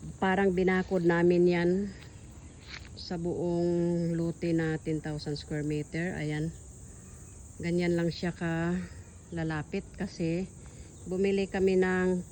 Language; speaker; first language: Filipino; non-native, local second language; Masbatenyo